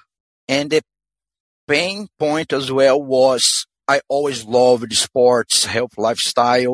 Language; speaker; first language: English; non-native, fluent; Portuguese